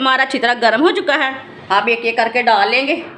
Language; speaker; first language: Hindi; native; Hindi